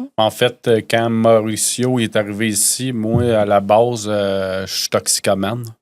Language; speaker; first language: French; native; French